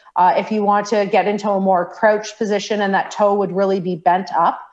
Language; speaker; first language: English; native; English